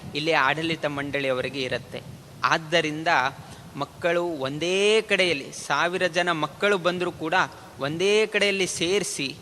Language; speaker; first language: Kannada; non-native, local second language; Konkani